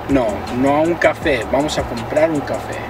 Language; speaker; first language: Spanish; early bilingual, heritage; Spanish